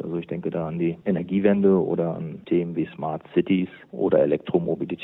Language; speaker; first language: German; native; German